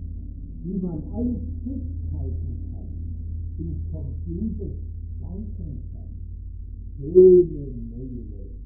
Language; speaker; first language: German; native; German